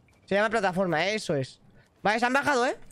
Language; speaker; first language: Spanish; native; Spanish